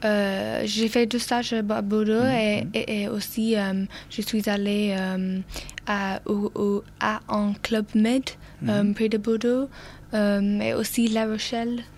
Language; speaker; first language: French; non-native, learner; English